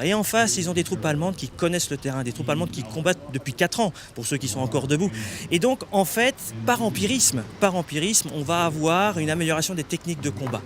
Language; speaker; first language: French; native; French